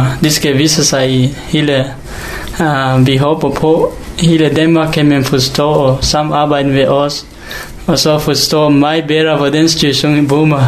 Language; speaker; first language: Danish; non-native, learner; Hakha Chin